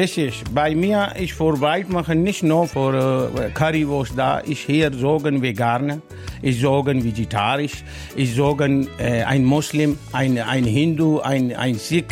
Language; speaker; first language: German; non-native, learner; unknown